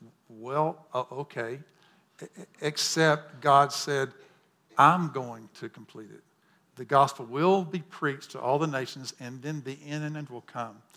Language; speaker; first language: English; native; English